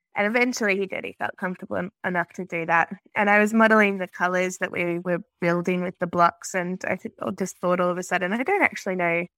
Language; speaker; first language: English; native; English